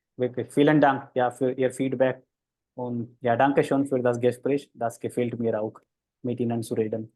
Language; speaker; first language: German; non-native, fluent; Hindi